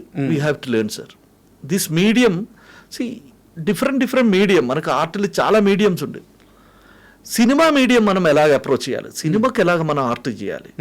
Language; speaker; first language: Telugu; non-native, fluent; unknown